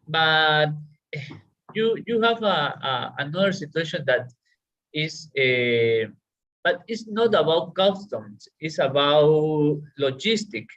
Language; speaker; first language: English; non-native, learner; Spanish